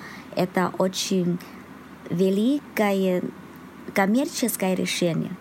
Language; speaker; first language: Russian; non-native, learner; Chinese